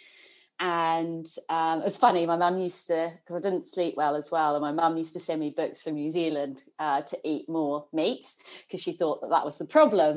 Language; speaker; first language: English; native; English